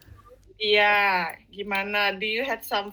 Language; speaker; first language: English; non-native, fluent; Indonesian